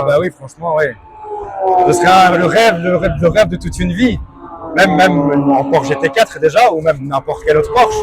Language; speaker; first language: French; native; French